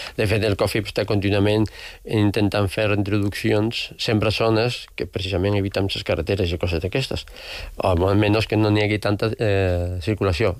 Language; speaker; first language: Catalan; non-native, local second language; Spanish